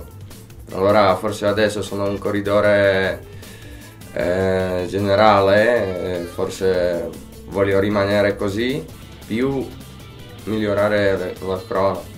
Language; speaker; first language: Italian; non-native, fluent; Slovak